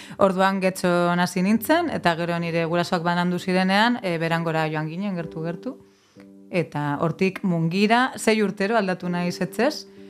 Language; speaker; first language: Basque; native; Basque